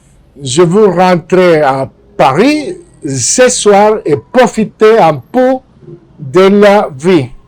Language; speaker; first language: French; non-native, fluent; Spanish